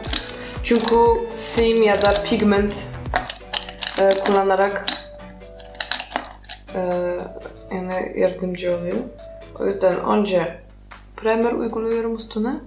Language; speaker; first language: Turkish; non-native, fluent; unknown